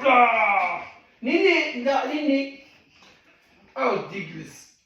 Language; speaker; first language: Arabic; native; Arabic